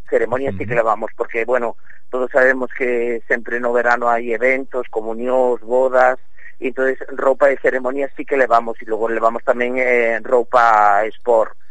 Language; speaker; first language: Galician; native; Galician